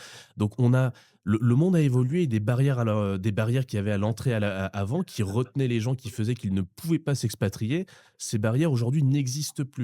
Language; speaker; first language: French; native; French